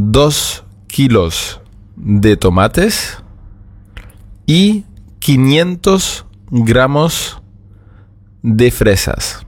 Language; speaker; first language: Spanish; non-native, fluent; German